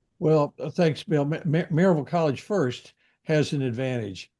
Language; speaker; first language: English; native; English